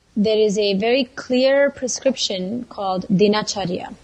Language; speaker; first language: English; non-native, local second language; Kannada